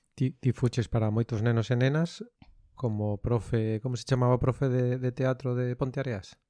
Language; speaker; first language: Galician; non-native, local second language; Spanish